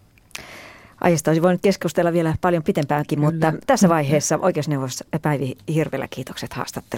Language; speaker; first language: Finnish; native; Finnish